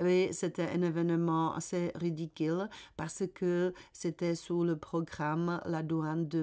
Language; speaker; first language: French; non-native, fluent; Czech